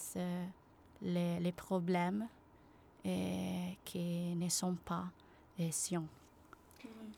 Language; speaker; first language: French; non-native, learner; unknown